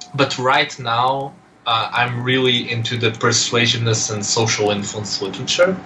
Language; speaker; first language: English; non-native, fluent; Portuguese